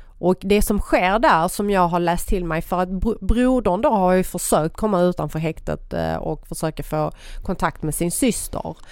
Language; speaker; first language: Swedish; early bilingual, other home language; Persian